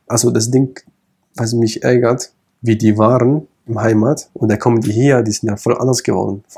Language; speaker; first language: German; non-native, fluent; Kurdish